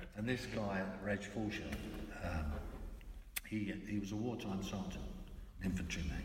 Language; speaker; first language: English; native; English